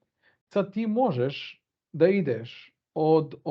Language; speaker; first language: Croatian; early bilingual, heritage; Bosnian